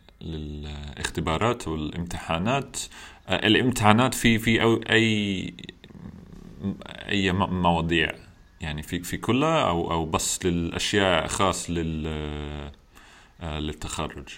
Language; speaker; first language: Arabic; non-native, learner; English